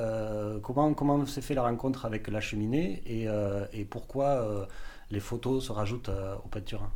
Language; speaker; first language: French; native; French